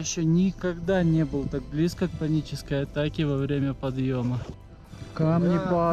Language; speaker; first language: Russian; native; Russian